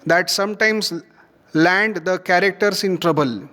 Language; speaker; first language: English; non-native, local second language; Marathi